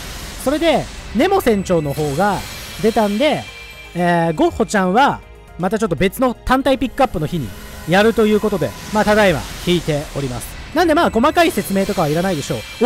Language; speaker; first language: Japanese; native; Japanese